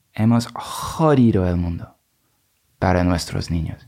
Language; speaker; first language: Spanish; non-native, fluent; English